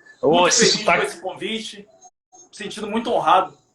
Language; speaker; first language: Portuguese; native; Portuguese